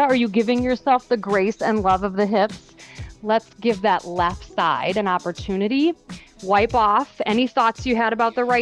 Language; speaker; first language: English; native; English